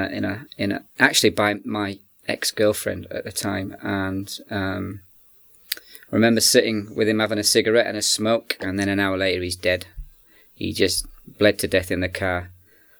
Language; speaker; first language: English; native; English